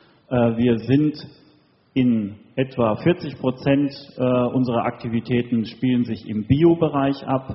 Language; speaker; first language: German; native; German